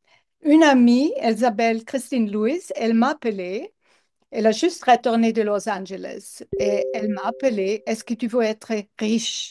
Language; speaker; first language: French; non-native, learner; English